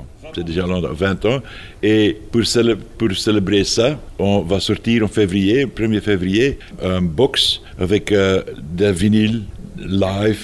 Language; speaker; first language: French; non-native, fluent; Dutch